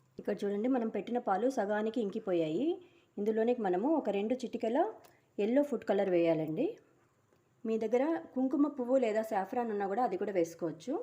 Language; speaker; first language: Telugu; non-native, local second language; Urdu